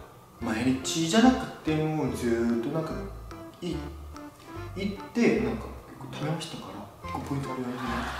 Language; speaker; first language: Japanese; non-native, learner; Korean